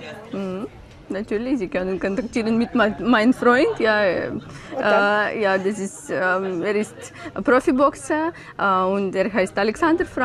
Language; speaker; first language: German; non-native, learner; Ukrainian